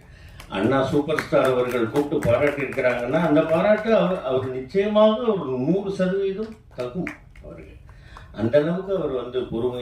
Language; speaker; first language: Tamil; native; Tamil